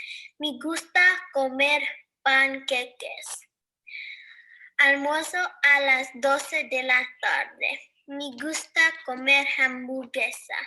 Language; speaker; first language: Spanish; non-native, learner; English